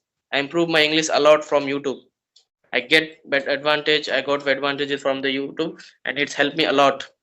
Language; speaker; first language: English; non-native, learner; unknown